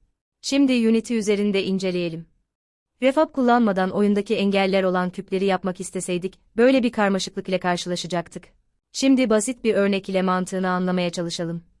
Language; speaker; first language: Turkish; native; Turkish